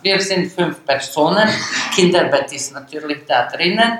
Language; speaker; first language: German; non-native, learner; Bosnian